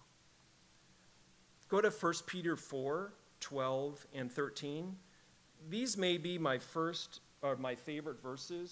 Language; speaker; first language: English; native; English